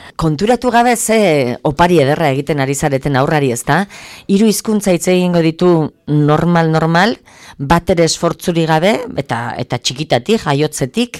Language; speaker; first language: Basque; native; Basque